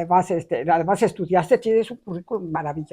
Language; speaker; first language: Spanish; native; Spanish